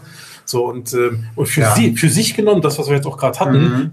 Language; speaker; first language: German; native; German